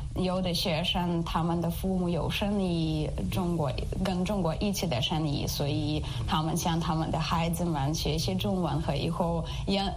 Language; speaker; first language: Chinese; non-native, learner; Ukrainian